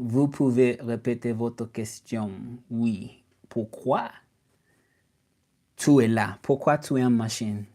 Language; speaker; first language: French; non-native, learner; English